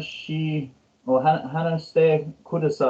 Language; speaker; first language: Japanese; non-native, learner; English